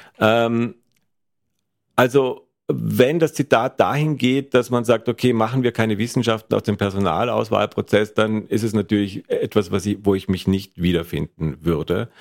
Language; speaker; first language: German; native; German